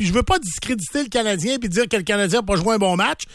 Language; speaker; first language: French; native; French